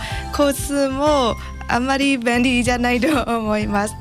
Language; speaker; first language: Japanese; non-native, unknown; Burmese